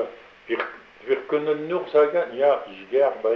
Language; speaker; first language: German; non-native, learner; French